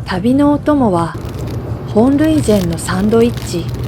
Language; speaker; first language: Japanese; native; Japanese